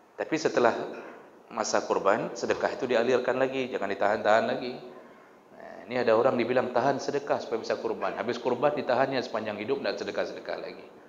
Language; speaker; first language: Malay; non-native, local second language; Achinese